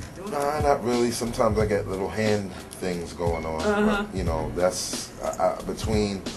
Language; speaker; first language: English; native; English